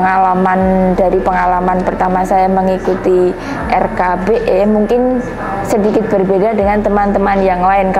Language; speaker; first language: Indonesian; native; Indonesian